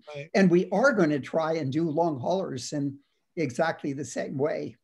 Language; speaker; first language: English; native; English